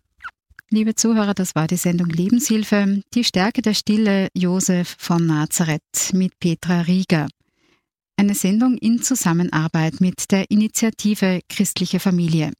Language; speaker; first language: German; native; German